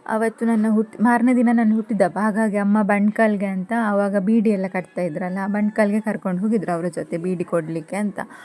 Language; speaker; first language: Kannada; native; Kannada